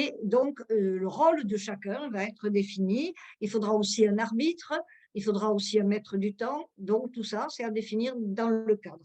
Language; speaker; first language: French; native; French